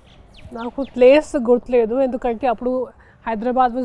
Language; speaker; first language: Telugu; non-native, local second language; Hindi